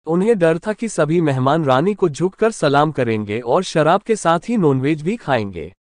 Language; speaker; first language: Hindi; native; Hindi